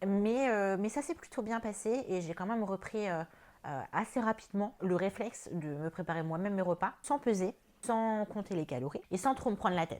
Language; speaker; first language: French; native; French